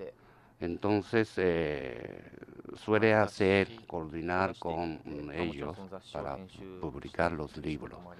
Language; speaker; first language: Spanish; non-native, learner; Japanese